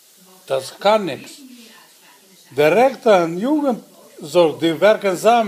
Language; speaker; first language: Dutch; non-native, learner; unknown